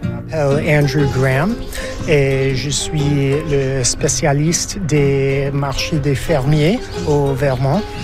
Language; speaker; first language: French; non-native, learner; English